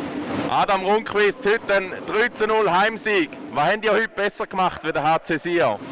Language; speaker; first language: German; native; German